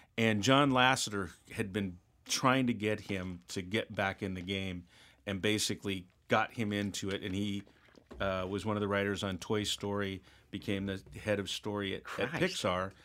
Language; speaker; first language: English; native; English